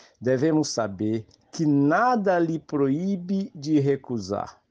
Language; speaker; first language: Portuguese; native; Portuguese